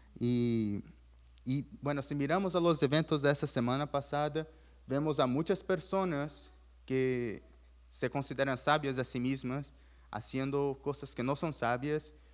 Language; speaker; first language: Spanish; early bilingual, other home language; Portuguese